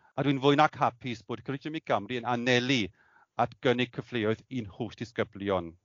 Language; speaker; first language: Welsh; non-native, fluent; German